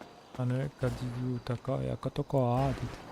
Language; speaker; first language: Russian; non-native, learner; Kara-Kalpak